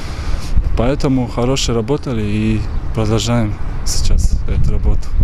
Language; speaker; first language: Russian; non-native, fluent; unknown